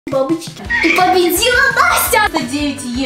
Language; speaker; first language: Russian; native; Russian